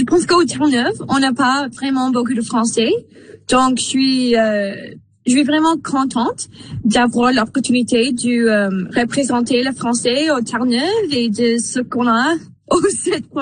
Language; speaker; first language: French; non-native, local second language; English